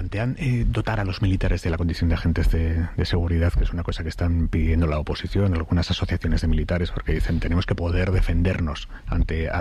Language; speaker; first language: Spanish; native; Spanish